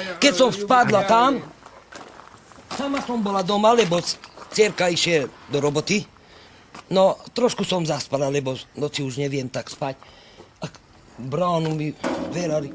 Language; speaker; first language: Slovak; non-native, local second language; Hungarian